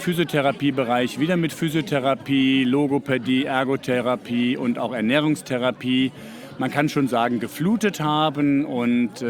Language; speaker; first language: German; native; German